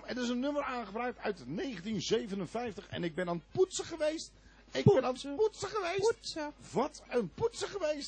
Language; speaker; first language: Dutch; native; Dutch